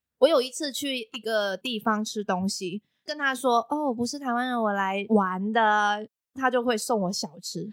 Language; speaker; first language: Chinese; non-native, local second language; Cantonese